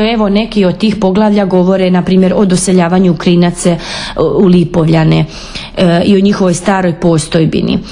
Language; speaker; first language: Croatian; non-native, local second language; Ukrainian